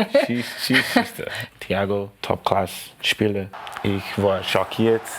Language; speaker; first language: German; non-native, learner; English